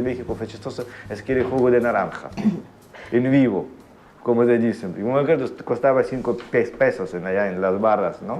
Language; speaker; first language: Spanish; non-native, fluent; Ukrainian